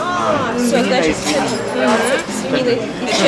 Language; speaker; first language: Russian; native; Russian